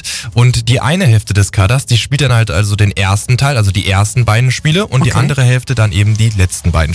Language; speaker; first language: German; native; German